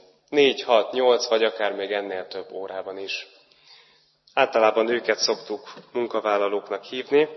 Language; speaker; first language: Hungarian; native; Hungarian